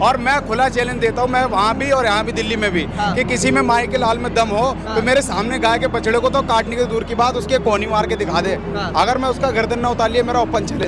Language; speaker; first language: Hindi; native; Hindi